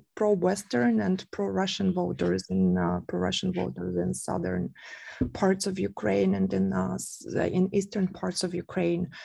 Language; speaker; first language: English; non-native, fluent; Russian